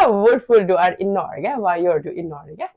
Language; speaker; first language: Norwegian; non-native, learner; Indonesian